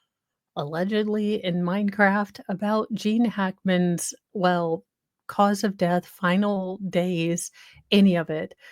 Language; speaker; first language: English; native; English